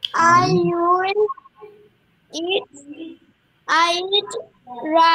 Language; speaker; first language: English; non-native, learner; Bangla